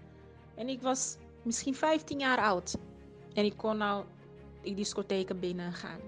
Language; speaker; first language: Dutch; non-native, fluent; Portuguese